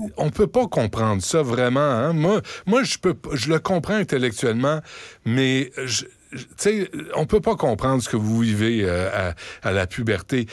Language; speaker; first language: French; native; French